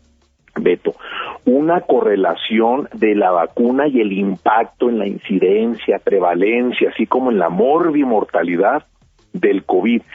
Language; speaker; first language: Spanish; native; Spanish